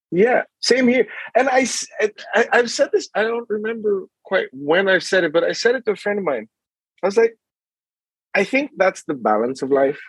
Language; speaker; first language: English; non-native, local second language; Filipino